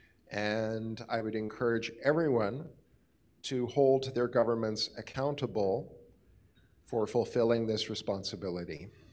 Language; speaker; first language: English; native; English